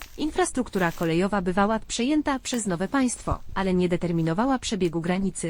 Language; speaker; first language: Polish; native; Polish